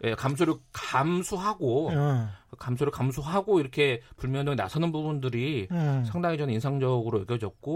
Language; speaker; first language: Korean; native; Korean